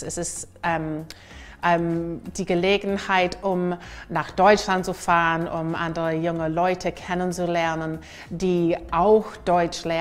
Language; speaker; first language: German; non-native, fluent; English